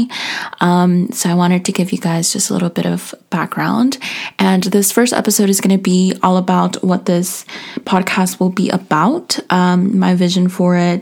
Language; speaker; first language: English; native; English